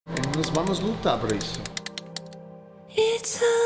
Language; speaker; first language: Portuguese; non-native, fluent; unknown